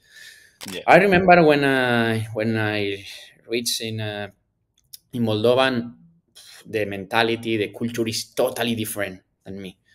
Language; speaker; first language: English; non-native, learner; Spanish